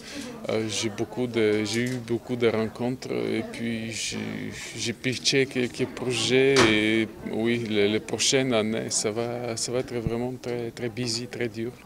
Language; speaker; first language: French; non-native, fluent; Bulgarian